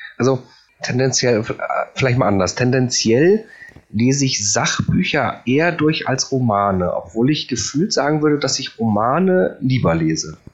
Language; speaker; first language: German; early bilingual, other home language; Polish